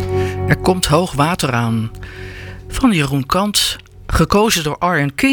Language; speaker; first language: Dutch; native; Dutch